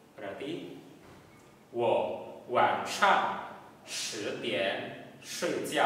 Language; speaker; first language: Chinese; non-native, fluent; Indonesian